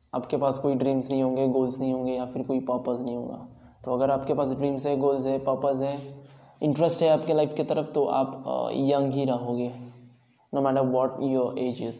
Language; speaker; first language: Hindi; non-native, local second language; Marathi